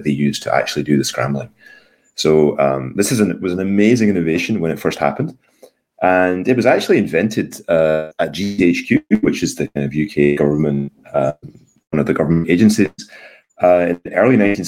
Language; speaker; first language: English; native; English